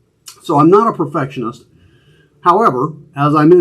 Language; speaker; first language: English; native; English